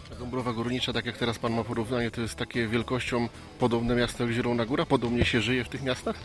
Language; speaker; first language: Polish; native; Polish